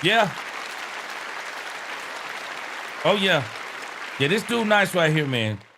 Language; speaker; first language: English; native; English